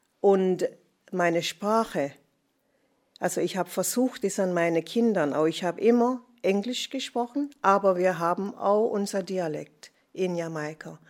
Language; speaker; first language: German; non-native, fluent; English